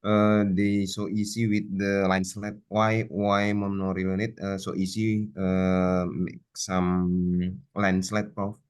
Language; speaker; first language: English; non-native, learner; Indonesian